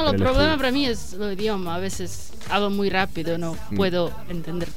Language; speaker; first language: Spanish; non-native, learner; Portuguese